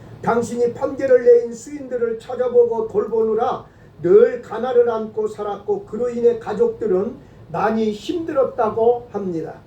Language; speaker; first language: Korean; native; Korean